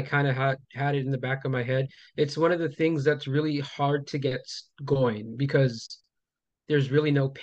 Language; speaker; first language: English; native; English